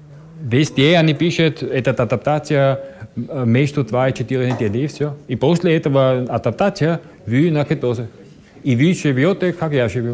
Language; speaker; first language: Russian; non-native, learner; German